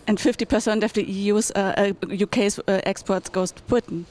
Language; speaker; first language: English; non-native, fluent; German